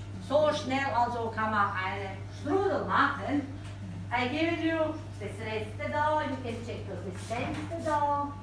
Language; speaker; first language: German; non-native, fluent; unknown